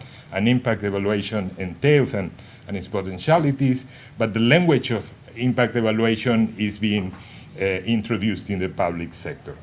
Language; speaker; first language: English; non-native, fluent; Spanish